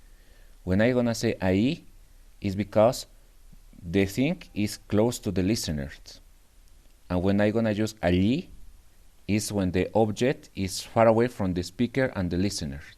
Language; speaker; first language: English; non-native, learner; Spanish